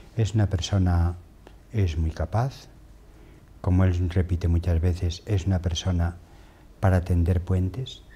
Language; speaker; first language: Spanish; native; Spanish